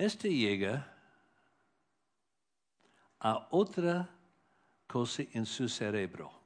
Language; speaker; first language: Spanish; non-native, learner; English